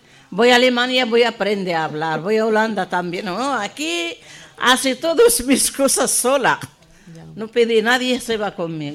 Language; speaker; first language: Spanish; non-native, learner; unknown